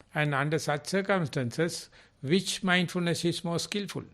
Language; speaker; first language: English; non-native, local second language; Sinhala